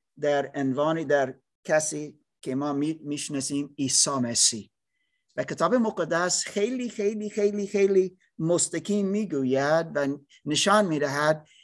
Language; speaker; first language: Persian; non-native, learner; English